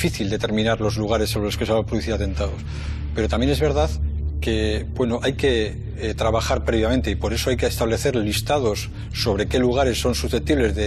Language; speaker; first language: Spanish; native; Spanish